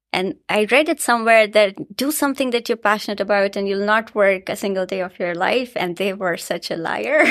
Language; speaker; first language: English; non-native, local second language; Hindi